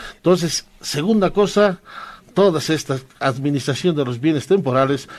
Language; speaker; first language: Spanish; non-native, local second language; Quechua